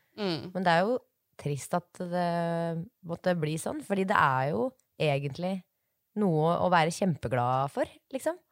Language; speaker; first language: Norwegian; native; Norwegian